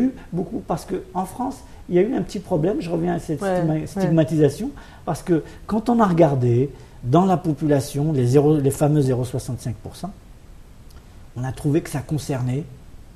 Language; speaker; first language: French; non-native, local second language; Arabic